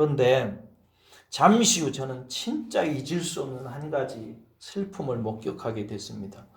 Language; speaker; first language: Korean; native; Korean